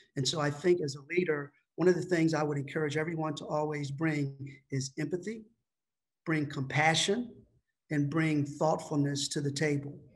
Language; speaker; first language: English; native; English